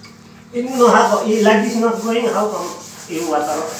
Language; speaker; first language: English; non-native, learner; Nepali